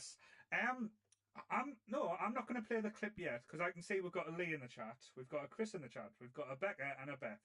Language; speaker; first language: English; native; English